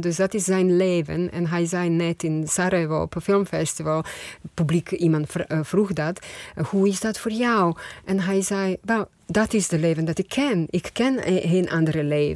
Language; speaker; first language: Dutch; non-native, fluent; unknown